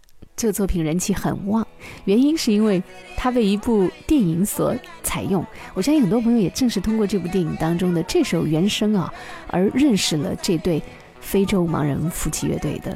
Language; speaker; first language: Chinese; native; Chinese